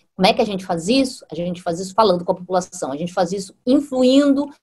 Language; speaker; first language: Portuguese; native; Portuguese